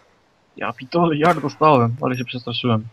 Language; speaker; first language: Polish; native; Polish